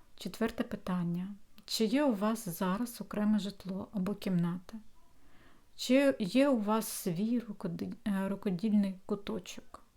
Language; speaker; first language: Ukrainian; non-native, local second language; Russian